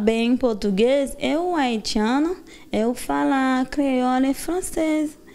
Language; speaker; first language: Portuguese; non-native, learner; Haitian Creole